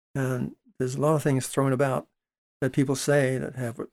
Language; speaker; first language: English; early bilingual, other home language; Dutch